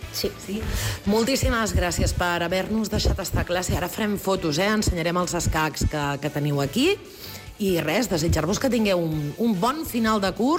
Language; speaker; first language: Catalan; native; Catalan